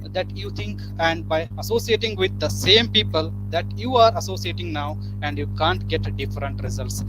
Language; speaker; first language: English; non-native, local second language; Kannada